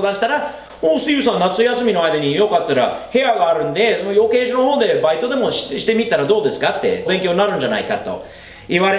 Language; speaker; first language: Japanese; non-native, fluent; English